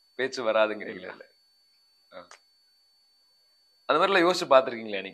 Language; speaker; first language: Tamil; native; Tamil